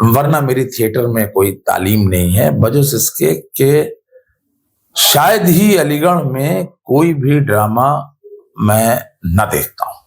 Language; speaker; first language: Urdu; native; Urdu